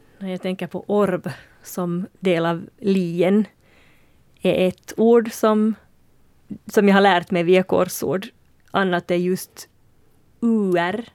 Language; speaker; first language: Swedish; native; Swedish